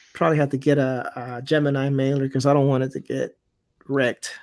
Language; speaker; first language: English; non-native, fluent; Spanish